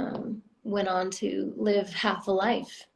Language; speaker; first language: English; native; English